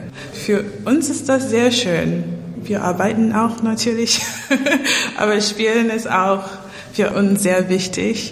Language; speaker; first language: German; non-native, learner; English